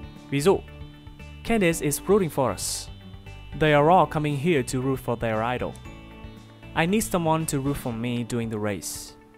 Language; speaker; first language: English; non-native, fluent; Vietnamese